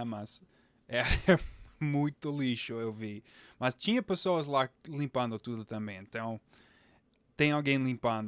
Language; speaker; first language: Portuguese; non-native, fluent; English